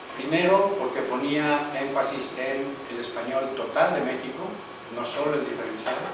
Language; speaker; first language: Spanish; native; Spanish